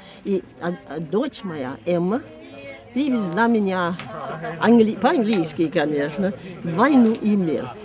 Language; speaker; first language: Russian; non-native, fluent; English